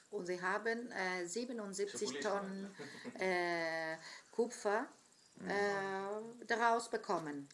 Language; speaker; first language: German; non-native, fluent; Greek